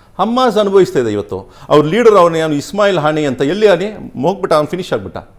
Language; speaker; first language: Kannada; non-native, local second language; Tamil